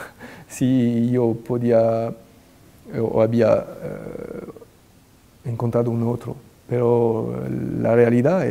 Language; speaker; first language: Spanish; non-native, fluent; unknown